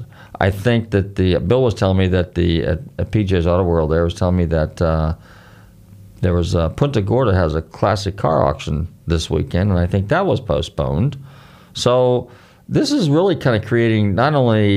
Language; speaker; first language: English; native; English